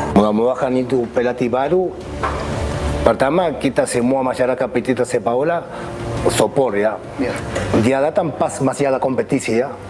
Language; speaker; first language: Indonesian; non-native, local second language; Spanish